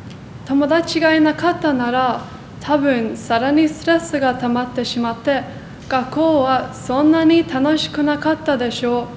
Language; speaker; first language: Japanese; non-native, learner; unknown